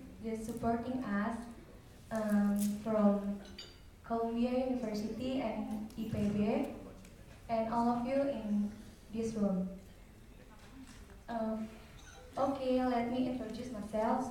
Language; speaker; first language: English; non-native, learner; Indonesian